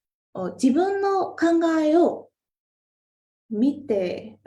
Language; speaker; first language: Japanese; non-native, fluent; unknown